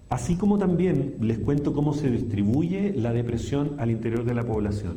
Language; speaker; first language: Spanish; native; Spanish